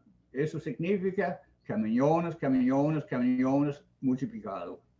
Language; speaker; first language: Spanish; non-native, fluent; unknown